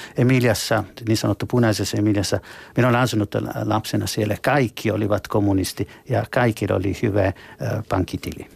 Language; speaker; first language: Finnish; non-native, fluent; Italian